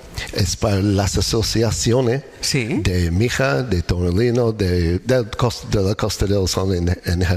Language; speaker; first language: Spanish; non-native, learner; English